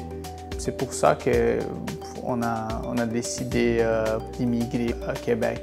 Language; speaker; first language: French; non-native, fluent; Portuguese